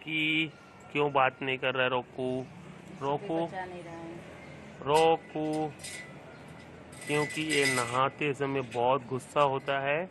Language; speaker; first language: Hindi; native; Hindi